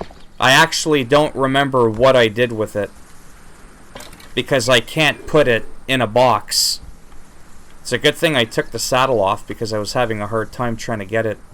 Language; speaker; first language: English; native; English